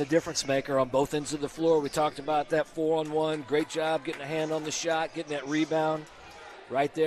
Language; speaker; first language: English; native; English